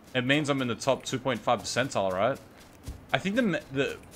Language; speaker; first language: English; native; English